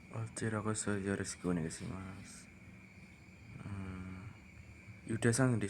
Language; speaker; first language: Japanese; non-native, fluent; Indonesian